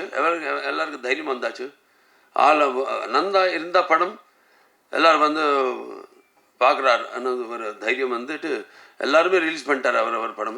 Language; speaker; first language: Tamil; non-native, local second language; Telugu